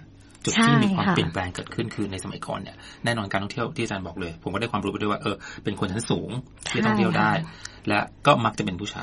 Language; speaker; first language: Thai; native; Thai